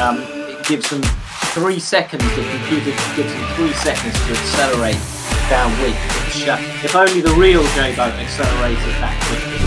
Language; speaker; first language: English; native; English